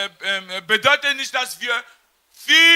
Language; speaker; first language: German; non-native, fluent; French